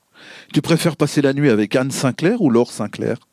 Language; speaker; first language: French; native; French